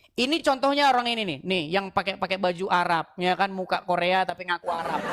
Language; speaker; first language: Indonesian; native; Indonesian